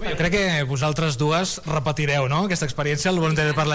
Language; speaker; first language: Catalan; native; Catalan